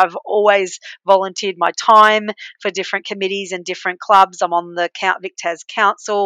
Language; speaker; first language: English; native; English